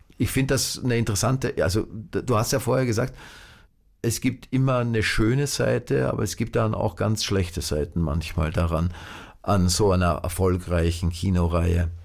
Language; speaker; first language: German; native; German